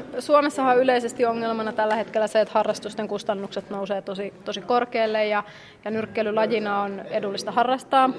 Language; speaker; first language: Finnish; native; Finnish